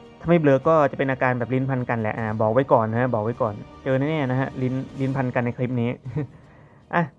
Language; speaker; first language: Thai; native; Thai